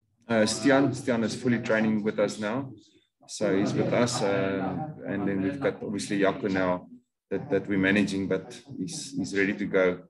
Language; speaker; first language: English; non-native, local second language; Afrikaans